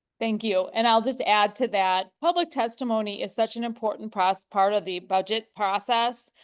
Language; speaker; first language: English; native; English